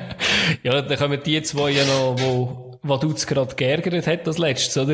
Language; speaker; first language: German; native; German